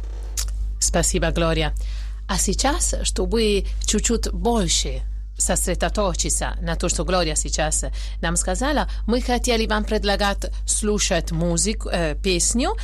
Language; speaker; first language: Russian; non-native, fluent; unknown